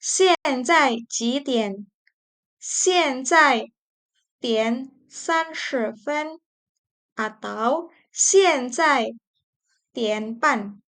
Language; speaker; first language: Chinese; non-native, fluent; Indonesian